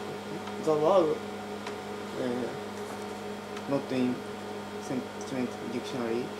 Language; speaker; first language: English; non-native, learner; Japanese